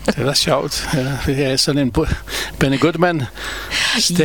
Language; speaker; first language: Danish; non-native, fluent; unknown